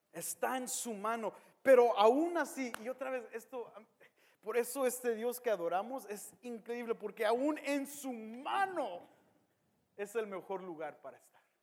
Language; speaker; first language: Spanish; early bilingual, heritage; Spanish